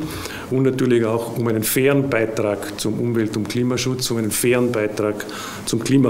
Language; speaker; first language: German; native; German